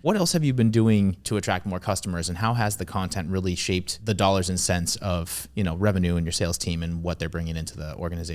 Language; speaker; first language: English; native; English